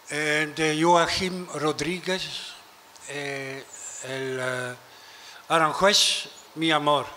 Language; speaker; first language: Spanish; non-native, learner; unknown